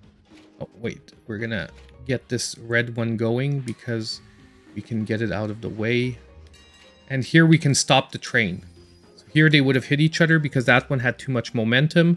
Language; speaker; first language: English; native; English